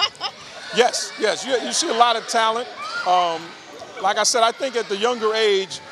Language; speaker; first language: English; native; English